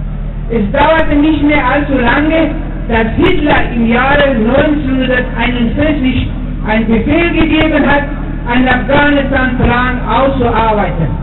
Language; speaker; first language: German; non-native, fluent; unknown